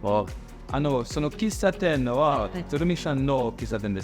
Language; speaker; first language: Japanese; non-native, learner; French